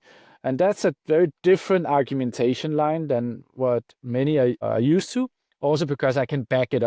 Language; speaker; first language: English; non-native, fluent; Danish